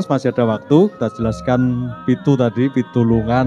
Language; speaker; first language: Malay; non-native, local second language; Javanese